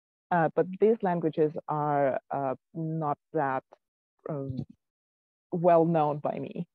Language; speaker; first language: English; non-native, fluent; Ukrainian